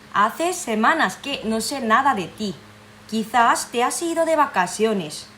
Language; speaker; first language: Spanish; non-native, fluent; Korean